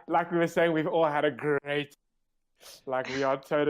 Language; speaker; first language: English; native; English